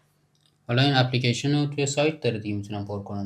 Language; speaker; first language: Persian; native; Persian